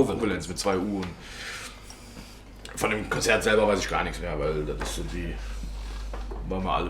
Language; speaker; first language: German; native; German